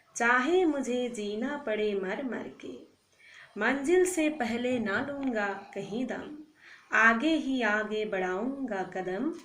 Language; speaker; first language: Hindi; non-native, local second language; Assamese